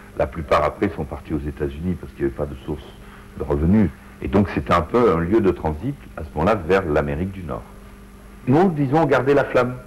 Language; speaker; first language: French; early bilingual, other home language; Lithuanian